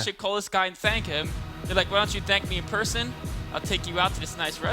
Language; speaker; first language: English; native; English